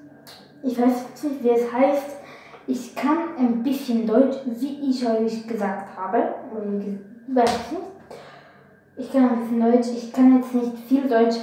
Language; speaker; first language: German; non-native, learner; Bulgarian